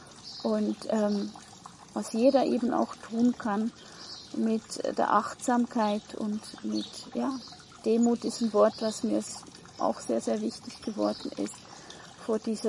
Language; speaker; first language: German; native; German